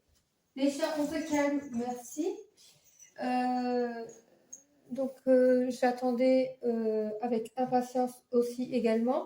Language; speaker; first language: French; native; French